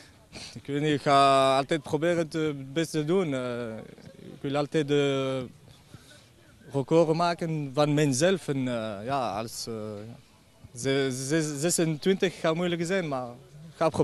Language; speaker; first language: Dutch; non-native, learner; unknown